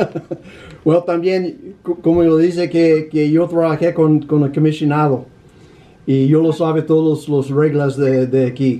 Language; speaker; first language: Spanish; non-native, learner; English